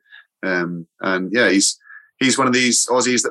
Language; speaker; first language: English; native; English